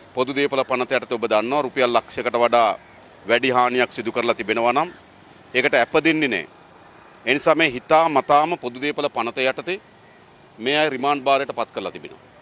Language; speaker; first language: Sinhala; native; Sinhala